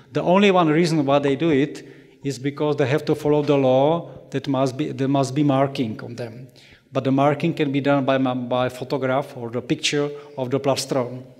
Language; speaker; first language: English; non-native, fluent; Czech